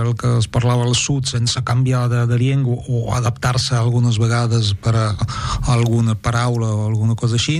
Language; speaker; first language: Catalan; non-native, fluent; French